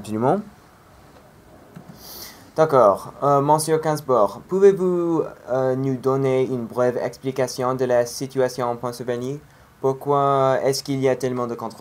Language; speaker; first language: French; non-native, learner; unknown